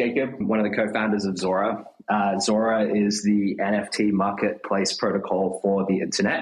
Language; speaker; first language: English; native; English